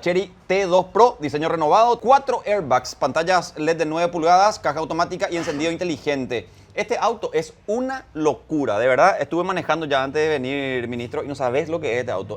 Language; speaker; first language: Spanish; native; Spanish